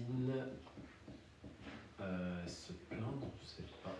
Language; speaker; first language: French; native; French